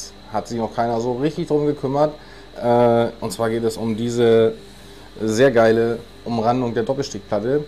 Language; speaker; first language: German; native; German